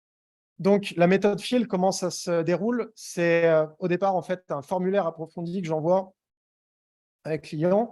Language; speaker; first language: French; native; French